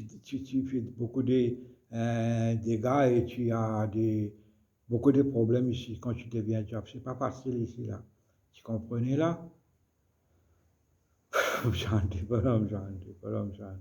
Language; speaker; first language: French; non-native, local second language; Morisyen